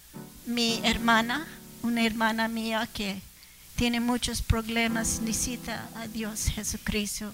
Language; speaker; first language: Spanish; early bilingual, heritage; English